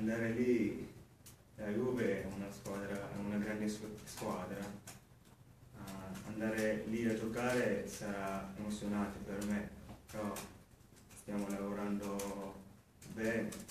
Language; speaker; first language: Italian; non-native, fluent; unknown